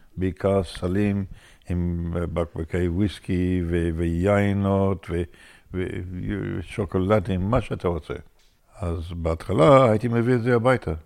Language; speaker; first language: Hebrew; non-native, fluent; English